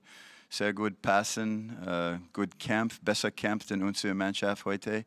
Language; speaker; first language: German; non-native, learner; English